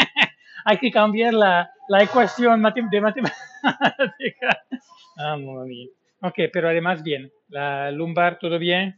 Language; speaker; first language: Spanish; non-native, fluent; English